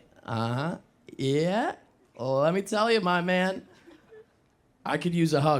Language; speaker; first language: English; native; English